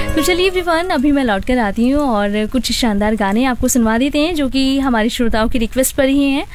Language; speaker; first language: Hindi; native; Hindi